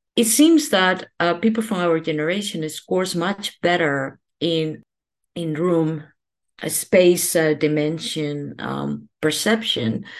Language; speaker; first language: English; non-native, fluent; Spanish